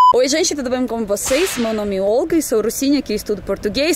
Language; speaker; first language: Portuguese; non-native, fluent; Russian